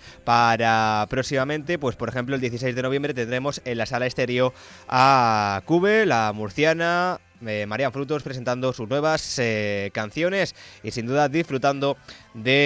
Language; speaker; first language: Spanish; native; Spanish